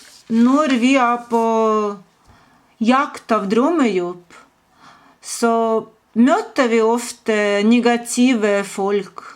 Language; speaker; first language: Norwegian; non-native, fluent; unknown